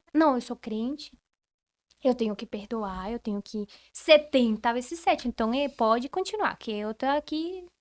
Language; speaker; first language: Portuguese; non-native, fluent; Spanish